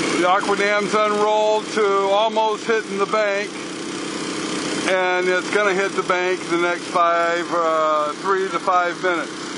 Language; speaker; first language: English; native; English